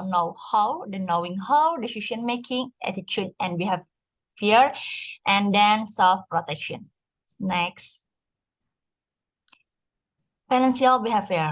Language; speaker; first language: English; non-native, learner; Indonesian